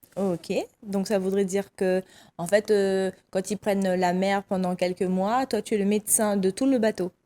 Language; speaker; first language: French; native; French